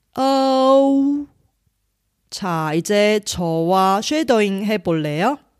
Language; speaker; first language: Korean; non-native, fluent; Chinese